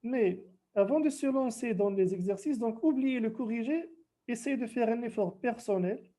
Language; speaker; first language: French; non-native, local second language; Arabic